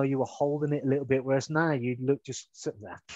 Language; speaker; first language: English; native; English